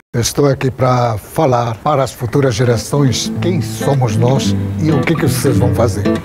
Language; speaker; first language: Portuguese; non-native, local second language; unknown